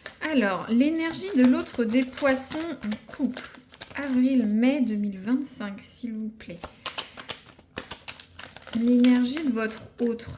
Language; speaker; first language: French; native; French